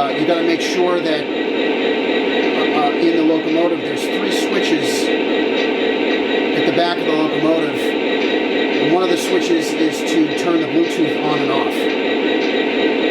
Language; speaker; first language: English; native; English